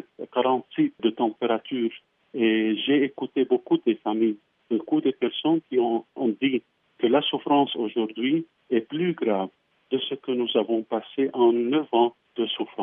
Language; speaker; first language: French; non-native, fluent; Arabic